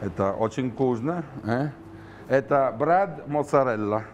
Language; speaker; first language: Russian; non-native, learner; Italian